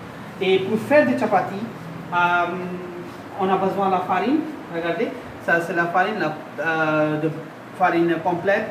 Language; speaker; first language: French; non-native, fluent; Hindi